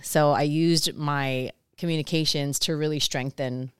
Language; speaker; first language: English; non-native, fluent; Samoan